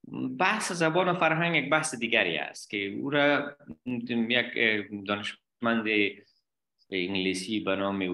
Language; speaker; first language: Persian; native; Persian